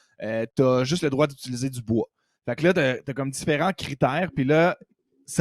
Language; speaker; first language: French; native; French